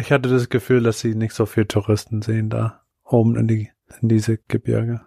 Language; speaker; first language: German; non-native, fluent; Bulgarian